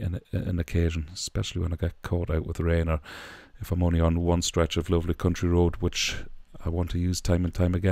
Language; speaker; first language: English; native; English